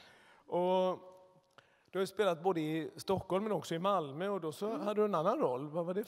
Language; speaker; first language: Swedish; native; Swedish